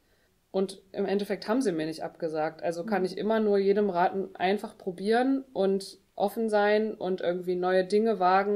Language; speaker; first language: German; native; German